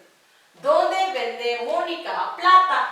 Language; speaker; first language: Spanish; non-native, fluent; Tamil